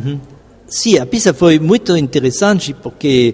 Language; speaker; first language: Portuguese; non-native, fluent; French